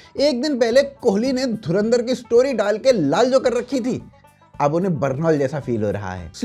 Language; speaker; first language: Hindi; native; Hindi